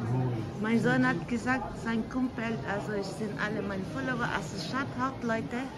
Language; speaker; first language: German; non-native, learner; Filipino